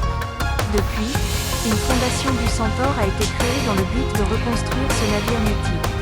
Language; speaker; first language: French; native; French